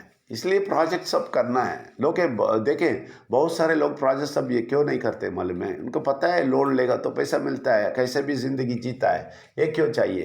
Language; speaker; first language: Hindi; non-native, local second language; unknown